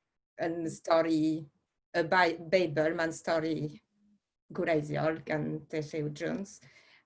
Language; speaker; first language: Welsh; non-native, fluent; French